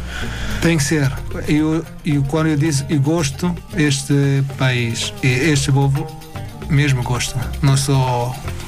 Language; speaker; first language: Portuguese; non-native, learner; Arabic